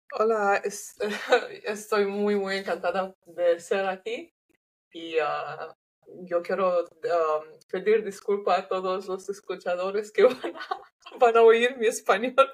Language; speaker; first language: Spanish; non-native, learner; English